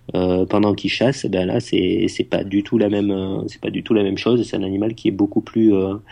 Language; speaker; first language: French; native; French